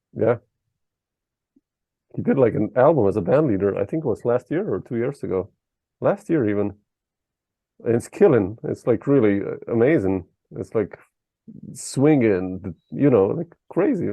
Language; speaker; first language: English; non-native, fluent; Slovenian